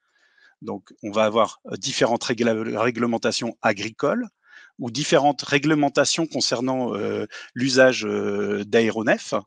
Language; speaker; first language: French; native; French